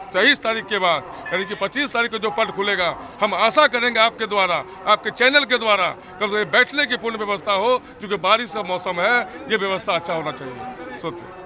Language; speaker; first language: Hindi; native; Hindi